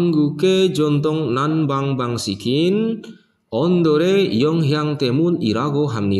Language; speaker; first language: Korean; non-native, fluent; Indonesian